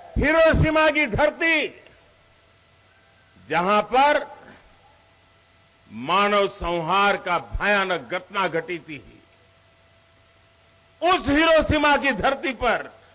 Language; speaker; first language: Hindi; non-native, local second language; Gujarati